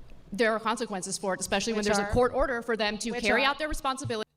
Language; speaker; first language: English; native; English